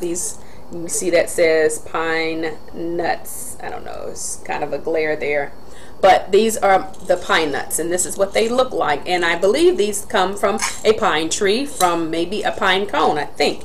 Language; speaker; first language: English; native; English